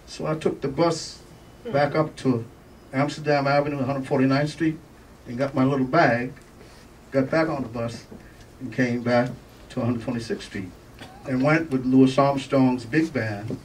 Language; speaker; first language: English; native; English